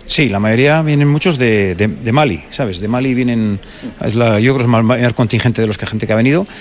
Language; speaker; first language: Spanish; native; Spanish